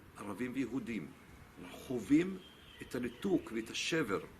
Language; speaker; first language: Hebrew; non-native, local second language; Arabic